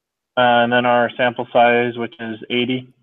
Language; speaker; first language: English; native; English